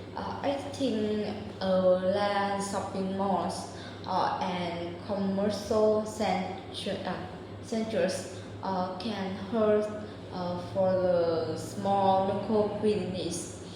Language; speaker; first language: English; non-native, learner; Vietnamese